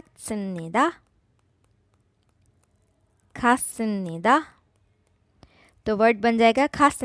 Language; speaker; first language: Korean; non-native, fluent; Urdu